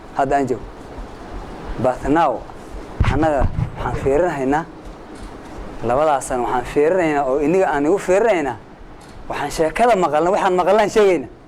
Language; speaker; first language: Somali; native; Somali